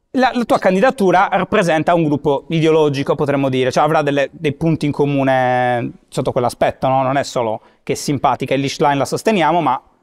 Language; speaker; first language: Italian; native; Italian